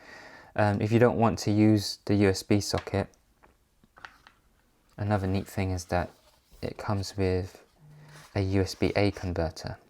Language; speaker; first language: English; native; English